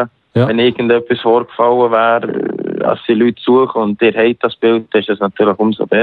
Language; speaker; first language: German; native; German